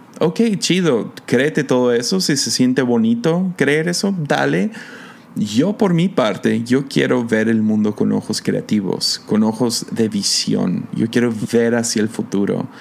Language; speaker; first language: Spanish; non-native, fluent; English